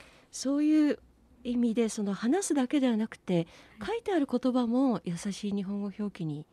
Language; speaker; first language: Japanese; native; Japanese